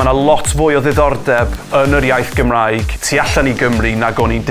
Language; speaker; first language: Welsh; non-native, local second language; English